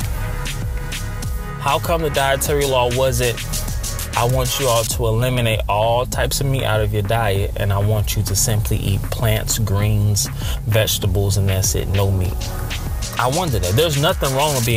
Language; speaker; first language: English; native; English